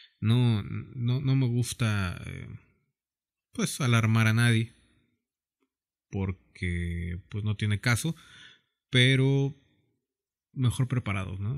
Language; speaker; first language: Spanish; native; Spanish